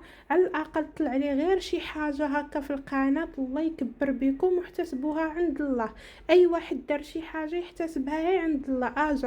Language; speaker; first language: Arabic; native; Arabic